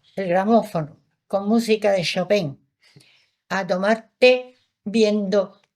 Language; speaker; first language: Spanish; early bilingual, other home language; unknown